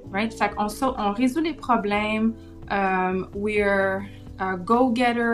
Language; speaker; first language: French; native; French